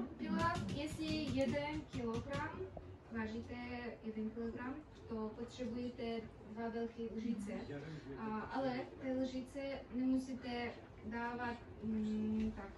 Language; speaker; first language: Czech; non-native, learner; Kara-Kalpak